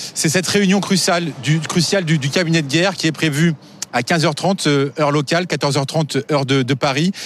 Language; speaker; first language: French; native; French